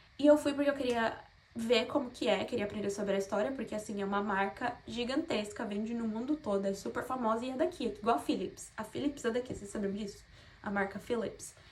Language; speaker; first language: Portuguese; native; Portuguese